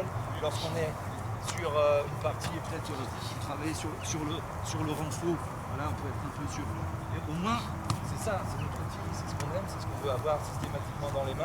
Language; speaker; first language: French; native; French